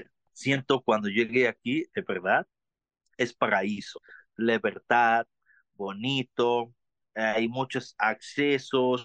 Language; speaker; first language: Spanish; non-native, learner; Arabic